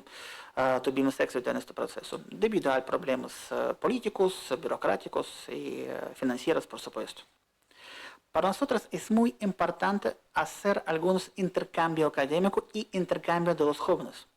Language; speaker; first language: Spanish; non-native, fluent; Russian